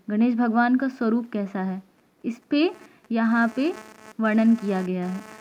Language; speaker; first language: Hindi; native; Hindi